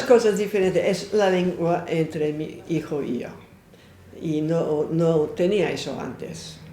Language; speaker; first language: Spanish; non-native, fluent; English